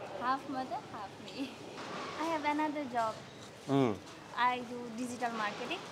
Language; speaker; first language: English; non-native, local second language; Nepali